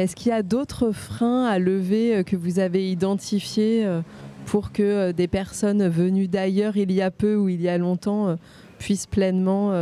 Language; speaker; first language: French; native; French